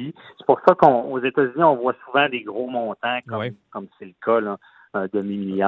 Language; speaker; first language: French; native; French